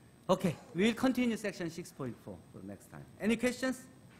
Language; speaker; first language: English; non-native, fluent; Korean